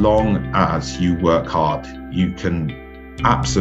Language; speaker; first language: English; native; English